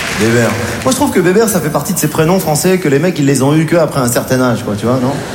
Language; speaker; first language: French; native; French